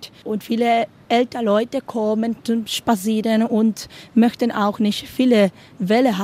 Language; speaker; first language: German; non-native, learner; Spanish